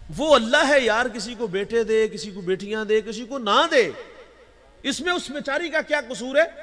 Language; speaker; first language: Urdu; non-native, local second language; Punjabi